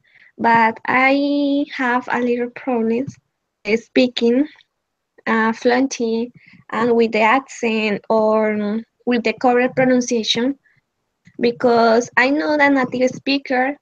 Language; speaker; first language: English; non-native, learner; Spanish